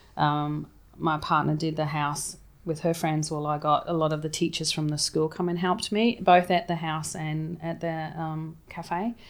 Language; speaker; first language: English; native; English